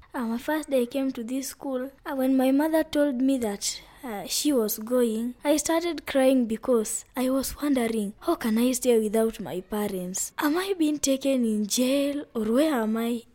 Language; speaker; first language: English; non-native, local second language; Luyia